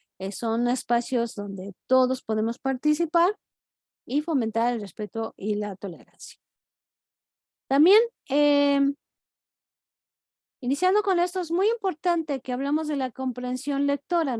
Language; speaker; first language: Spanish; native; Spanish